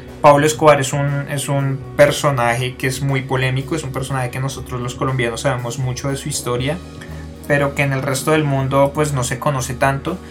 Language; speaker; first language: Spanish; native; Spanish